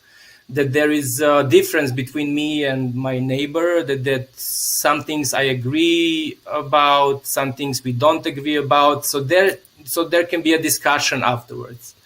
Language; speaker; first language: English; non-native, fluent; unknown